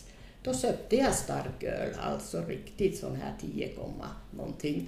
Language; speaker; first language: Swedish; non-native, fluent; Finnish